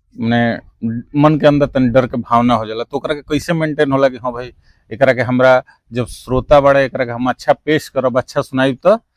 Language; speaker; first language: Bhojpuri; native; Bhojpuri